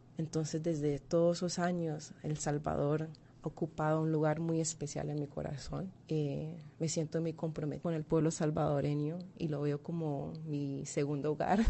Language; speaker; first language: Spanish; early bilingual, heritage; Spanish